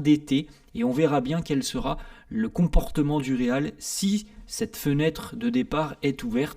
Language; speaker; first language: French; native; French